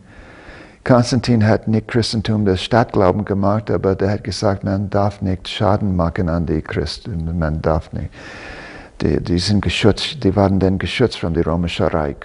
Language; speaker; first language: German; non-native, fluent; English